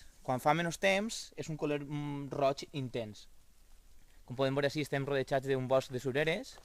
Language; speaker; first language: Catalan; native; Catalan